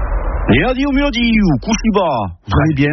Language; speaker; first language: French; native; French